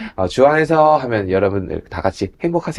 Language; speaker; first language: Korean; native; Korean